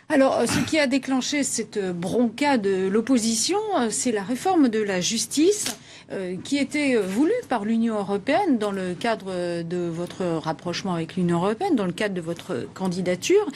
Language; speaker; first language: French; native; French